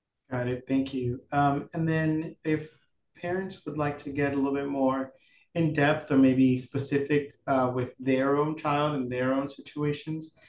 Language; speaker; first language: English; native; English